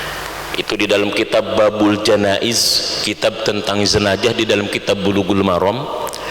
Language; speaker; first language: Indonesian; native; Indonesian